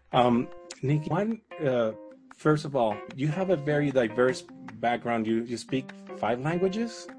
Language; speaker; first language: English; non-native, fluent; Spanish